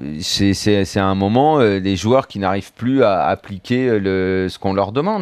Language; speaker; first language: French; native; French